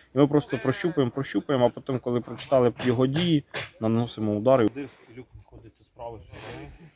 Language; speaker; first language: Ukrainian; native; Ukrainian